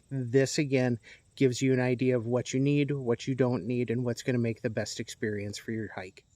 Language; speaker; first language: English; native; English